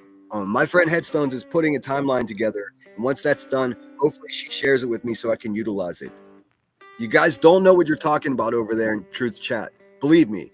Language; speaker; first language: English; native; English